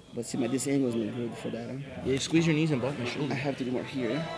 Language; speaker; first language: English; non-native, fluent; Portuguese